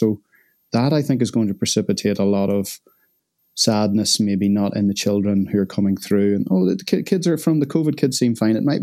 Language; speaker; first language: English; native; English